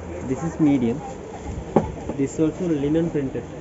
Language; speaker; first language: English; non-native, learner; Tamil